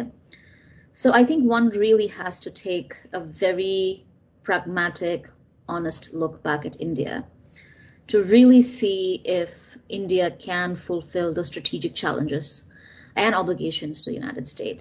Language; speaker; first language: English; non-native, local second language; Tamil